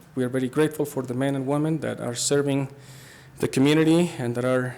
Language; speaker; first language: English; non-native, fluent; Spanish